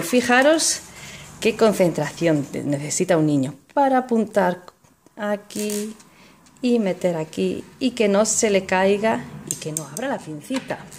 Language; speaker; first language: Spanish; native; Spanish